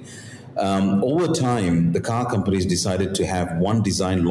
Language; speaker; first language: English; non-native, local second language; Tamil